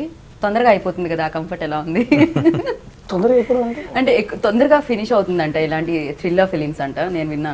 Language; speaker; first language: Telugu; native; Telugu